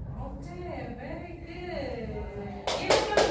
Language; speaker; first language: English; non-native, fluent; Indonesian